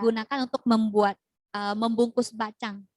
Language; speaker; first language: Indonesian; native; Indonesian